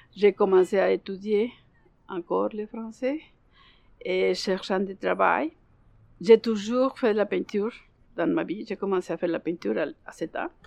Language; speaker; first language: French; non-native, learner; Spanish